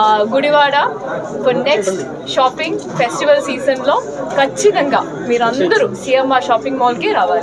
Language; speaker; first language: Telugu; non-native, fluent; Malayalam